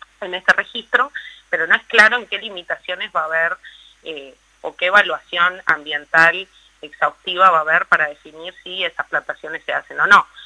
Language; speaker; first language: Spanish; native; Spanish